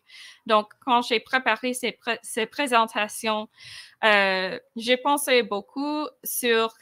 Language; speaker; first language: French; non-native, fluent; English